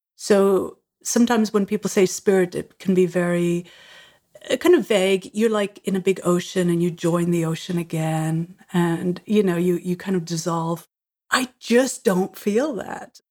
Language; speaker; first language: English; native; English